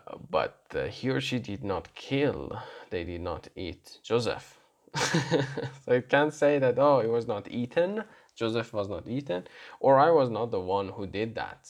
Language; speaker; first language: English; non-native, fluent; Persian